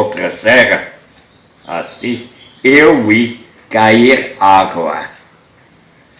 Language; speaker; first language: Portuguese; non-native, fluent; German